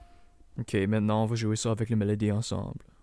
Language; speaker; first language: French; non-native, local second language; English